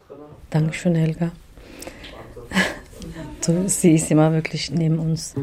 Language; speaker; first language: German; non-native, learner; Turkish